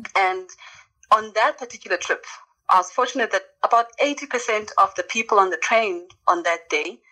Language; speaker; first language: English; non-native, local second language; Zulu